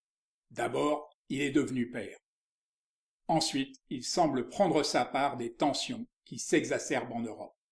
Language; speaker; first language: French; native; French